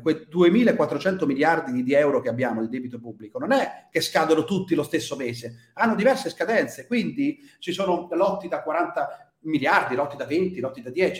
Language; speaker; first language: Italian; native; Italian